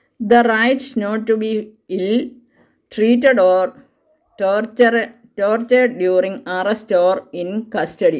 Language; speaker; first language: English; non-native, local second language; Malayalam